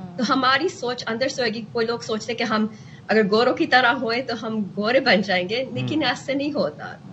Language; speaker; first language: Urdu; early bilingual, heritage; Urdu